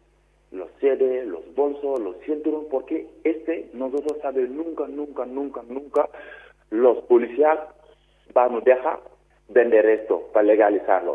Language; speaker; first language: Spanish; non-native, learner; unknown